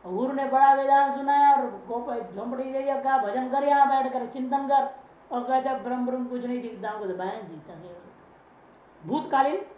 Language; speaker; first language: Hindi; native; Hindi